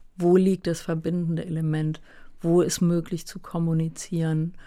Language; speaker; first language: German; native; German